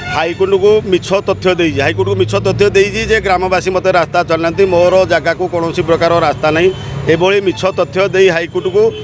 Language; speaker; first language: Odia; native; Odia